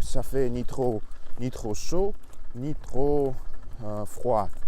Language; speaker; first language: French; non-native, learner; Russian